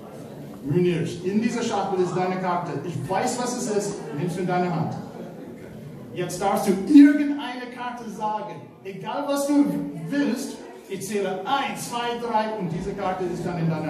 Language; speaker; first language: German; non-native, learner; Japanese